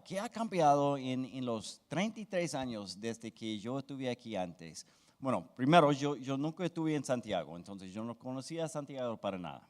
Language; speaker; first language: Spanish; non-native, fluent; English